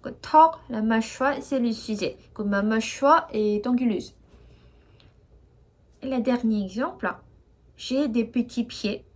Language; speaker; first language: French; non-native, fluent; Korean